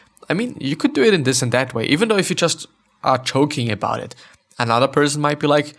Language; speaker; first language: English; non-native, fluent; German